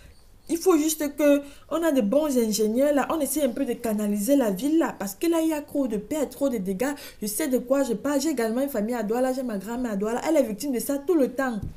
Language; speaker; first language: French; native; French